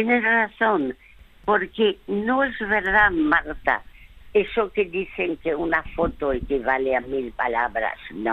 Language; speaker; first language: Spanish; early bilingual, other home language; French